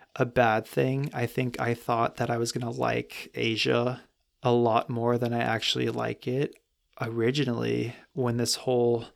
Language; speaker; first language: English; native; English